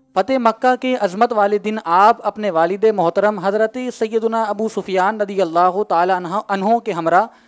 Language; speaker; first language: Urdu; non-native, local second language; Punjabi